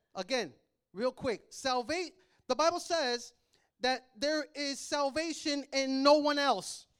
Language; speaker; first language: English; native; English